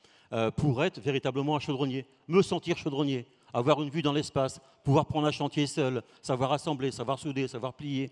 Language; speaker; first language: French; native; French